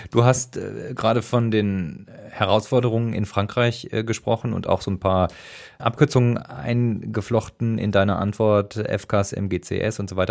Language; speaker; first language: German; native; German